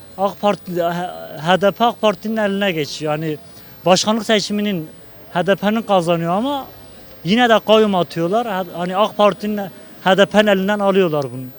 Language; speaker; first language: Turkish; non-native, local second language; Kurdish